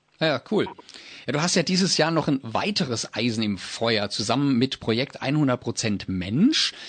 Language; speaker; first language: German; native; German